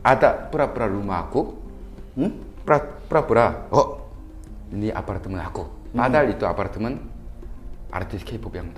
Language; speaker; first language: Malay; non-native, fluent; Korean